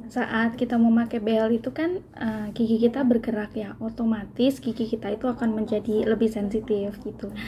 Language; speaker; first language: Indonesian; native; Indonesian